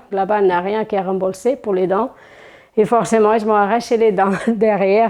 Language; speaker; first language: French; non-native, fluent; Portuguese